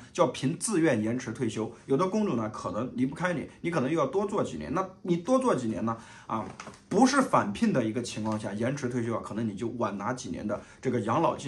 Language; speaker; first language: Chinese; native; Chinese